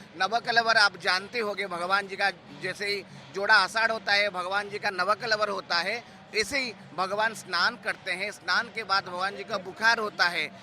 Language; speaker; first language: Hindi; non-native, local second language; Odia